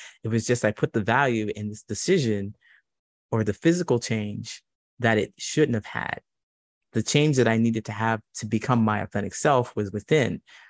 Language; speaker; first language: English; native; English